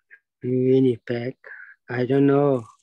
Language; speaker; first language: English; non-native, learner; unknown